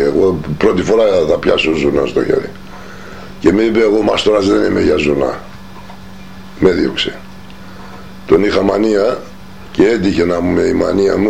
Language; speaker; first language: Greek; non-native, local second language; Turkish